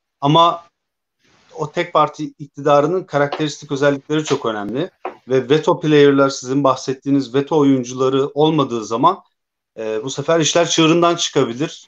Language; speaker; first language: Turkish; native; Turkish